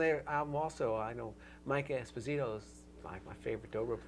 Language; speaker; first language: English; native; English